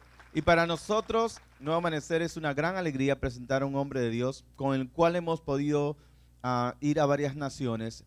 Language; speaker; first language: Spanish; native; Spanish